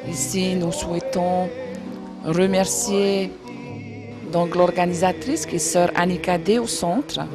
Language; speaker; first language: French; native; French